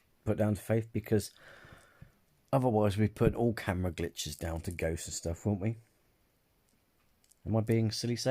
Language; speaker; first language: English; native; English